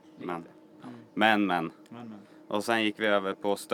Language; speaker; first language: Swedish; native; Swedish